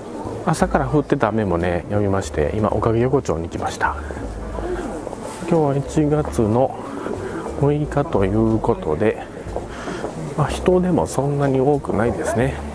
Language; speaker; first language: Japanese; native; Japanese